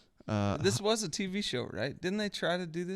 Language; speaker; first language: English; native; English